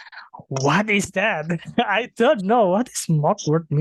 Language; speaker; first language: English; non-native, fluent; Indonesian